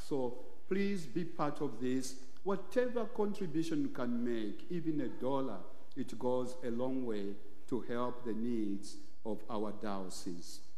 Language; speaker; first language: English; non-native, local second language; Bemba